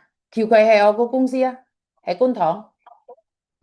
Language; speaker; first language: Cantonese; non-native, fluent; Indonesian